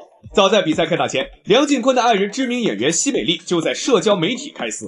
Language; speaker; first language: Chinese; native; Chinese